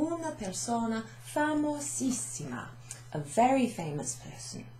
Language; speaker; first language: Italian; non-native, fluent; English